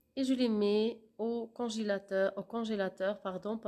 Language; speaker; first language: French; non-native, local second language; Arabic